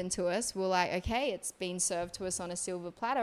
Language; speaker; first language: English; native; English